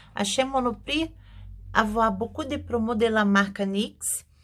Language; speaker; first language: French; non-native, learner; Portuguese